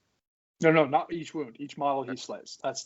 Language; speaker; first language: English; native; English